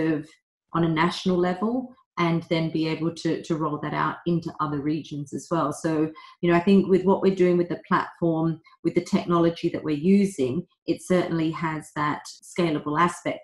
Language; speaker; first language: English; native; English